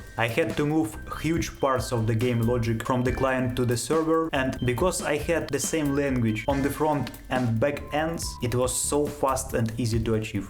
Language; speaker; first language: English; non-native, fluent; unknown